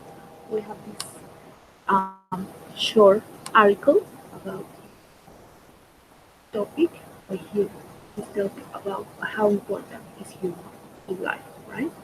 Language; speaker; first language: English; non-native, fluent; Spanish